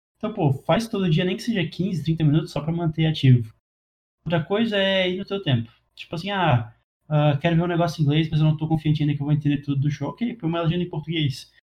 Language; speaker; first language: Portuguese; native; Portuguese